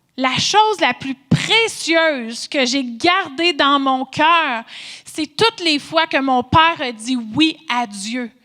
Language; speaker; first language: French; native; French